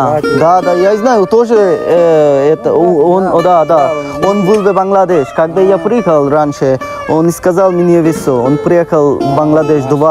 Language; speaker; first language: Russian; non-native, learner; Bangla